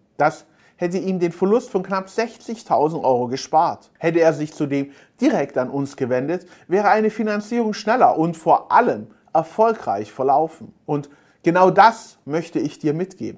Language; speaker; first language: German; native; German